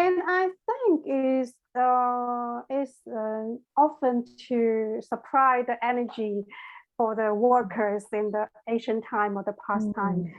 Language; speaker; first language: English; non-native, learner; Chinese